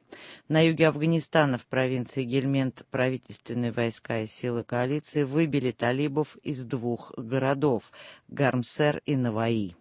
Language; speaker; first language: Russian; native; Russian